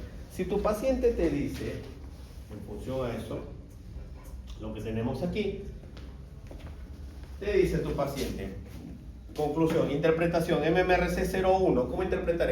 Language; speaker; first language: Spanish; native; Spanish